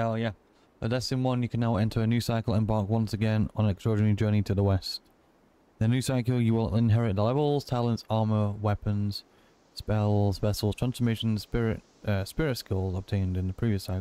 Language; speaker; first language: English; native; English